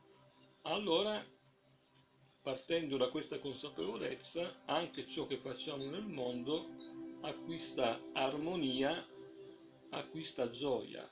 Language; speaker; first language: Italian; native; Italian